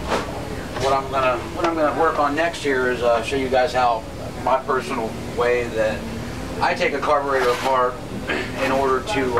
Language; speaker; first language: English; native; English